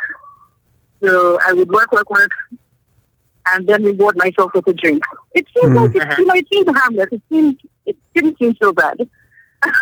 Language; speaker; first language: English; non-native, local second language; Yoruba